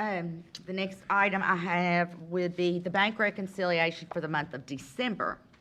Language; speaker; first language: English; native; English